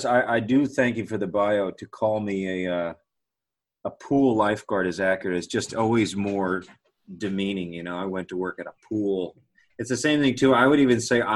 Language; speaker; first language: English; native; English